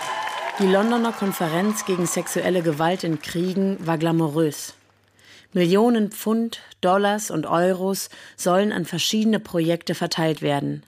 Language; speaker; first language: German; native; German